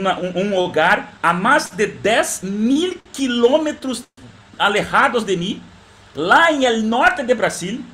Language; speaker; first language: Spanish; non-native, learner; Portuguese